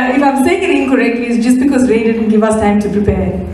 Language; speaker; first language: English; native; English